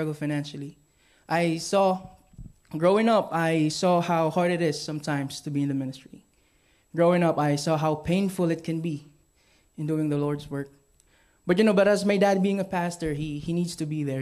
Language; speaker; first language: English; non-native, local second language; Filipino